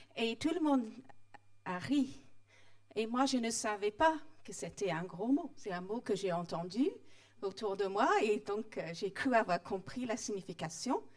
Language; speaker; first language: French; non-native, fluent; English